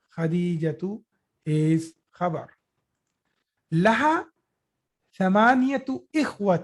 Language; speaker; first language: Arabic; non-native, fluent; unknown